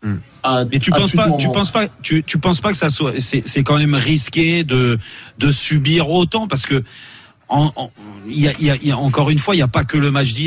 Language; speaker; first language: French; native; French